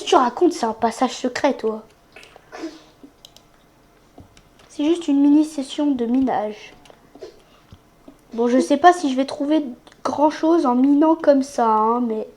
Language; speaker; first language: French; native; French